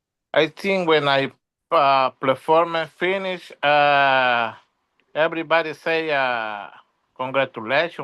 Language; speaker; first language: English; non-native, learner; Spanish